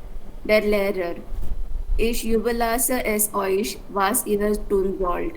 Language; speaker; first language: German; non-native, learner; Hindi